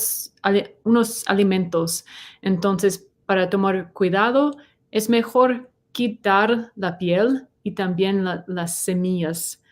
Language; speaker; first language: Spanish; non-native, learner; English